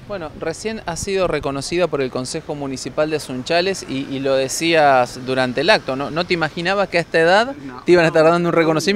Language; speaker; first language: Spanish; native; Spanish